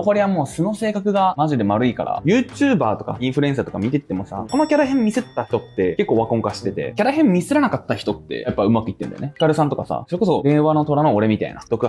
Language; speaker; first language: Japanese; native; Japanese